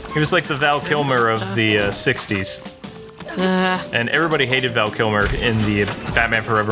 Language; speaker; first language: English; native; English